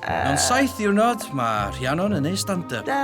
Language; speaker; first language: Welsh; native; Welsh